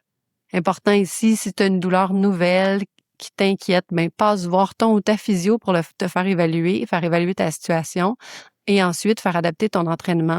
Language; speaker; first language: French; native; French